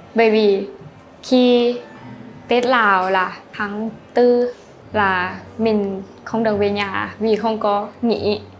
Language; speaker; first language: Vietnamese; non-native, fluent; Lao